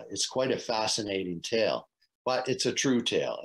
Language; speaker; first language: English; native; English